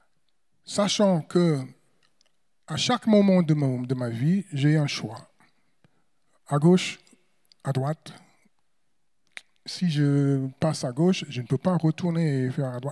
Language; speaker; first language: French; non-native, fluent; English